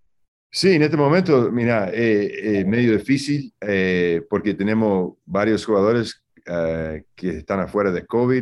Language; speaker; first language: Spanish; early bilingual, heritage; Spanish